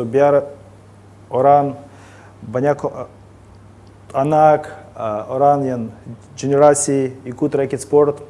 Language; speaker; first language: Indonesian; non-native, learner; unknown